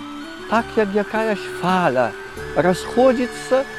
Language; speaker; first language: Polish; non-native, local second language; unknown